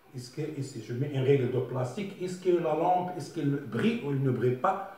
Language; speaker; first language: French; non-native, local second language; Arabic